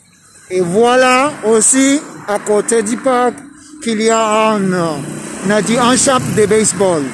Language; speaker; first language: French; non-native, fluent; Spanish